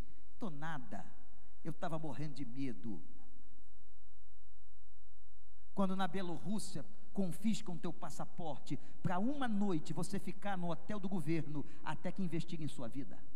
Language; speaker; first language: Portuguese; native; Portuguese